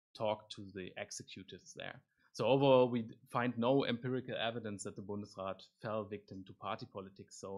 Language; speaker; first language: English; non-native, fluent; German